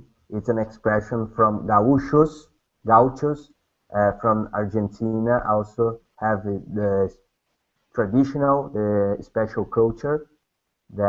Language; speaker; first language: English; non-native, learner; Portuguese